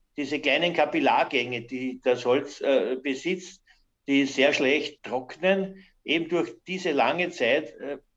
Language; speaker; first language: German; native; German